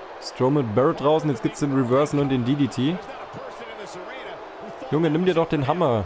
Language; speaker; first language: German; native; German